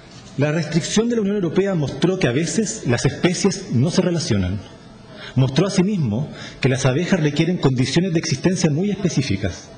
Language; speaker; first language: Spanish; native; Spanish